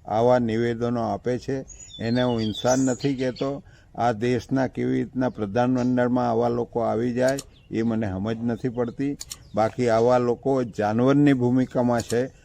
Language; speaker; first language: Gujarati; non-native, local second language; Vasavi